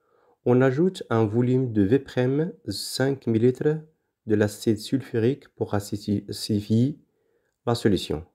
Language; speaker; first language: French; non-native, local second language; Arabic